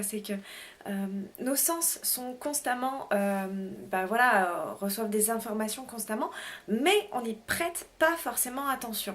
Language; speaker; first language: French; native; French